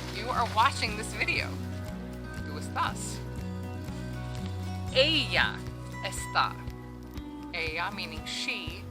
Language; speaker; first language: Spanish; non-native, fluent; English